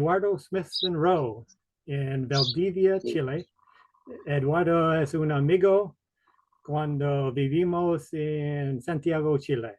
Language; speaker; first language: Spanish; non-native, learner; English